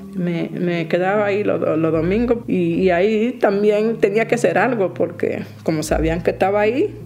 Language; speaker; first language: Spanish; native; Spanish